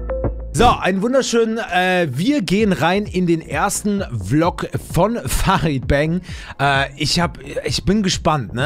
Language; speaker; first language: German; native; German